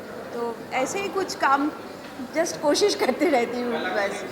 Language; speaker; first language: Hindi; non-native, local second language; Bangla